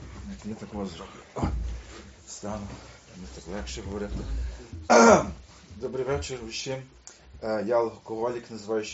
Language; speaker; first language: Ukrainian; early bilingual, heritage; Ukrainian